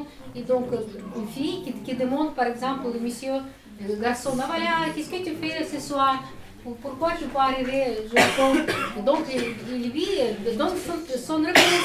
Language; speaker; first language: French; non-native, learner; Russian